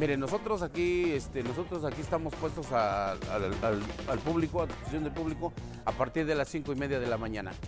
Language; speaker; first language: Spanish; native; Spanish